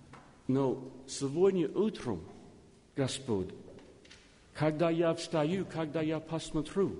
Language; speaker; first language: Russian; non-native, learner; English